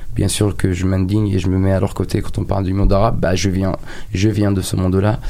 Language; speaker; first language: French; non-native, fluent; Arabic